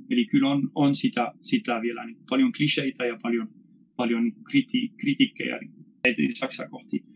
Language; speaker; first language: Finnish; non-native, fluent; French